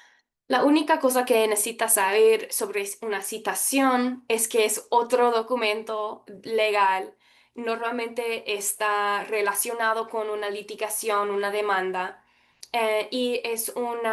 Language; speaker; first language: Spanish; early bilingual, heritage; Spanish